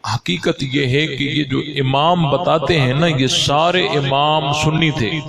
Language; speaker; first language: Urdu; non-native, local second language; Sindhi